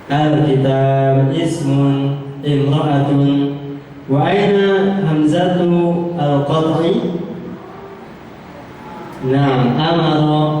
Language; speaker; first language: Arabic; non-native, fluent; Indonesian